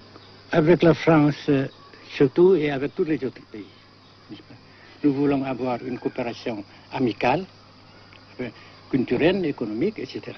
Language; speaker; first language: French; non-native, fluent; Vietnamese